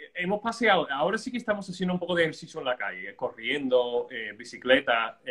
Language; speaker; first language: Spanish; non-native, fluent; English